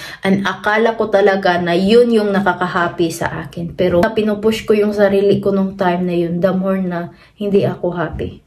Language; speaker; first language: Filipino; non-native, local second language; Cebuano